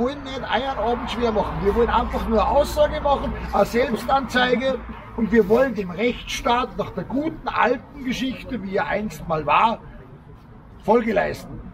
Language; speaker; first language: German; native; German